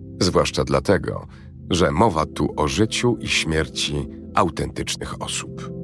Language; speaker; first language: Polish; native; Polish